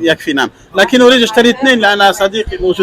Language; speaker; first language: Arabic; non-native, learner; French